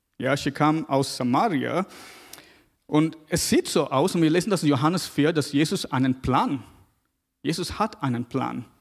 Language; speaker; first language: German; non-native, fluent; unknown